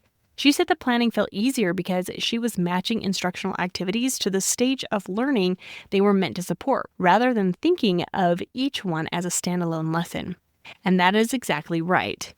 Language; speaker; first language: English; native; English